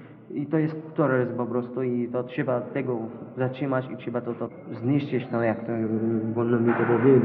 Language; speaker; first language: Polish; non-native, learner; Arabic